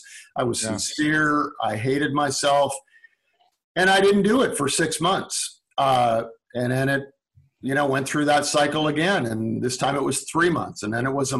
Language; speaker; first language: English; native; English